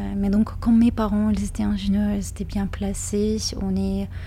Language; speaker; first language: French; non-native, fluent; Lithuanian